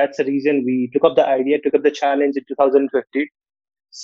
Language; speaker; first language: English; non-native, local second language; Nepali